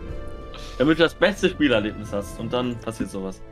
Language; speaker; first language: German; native; German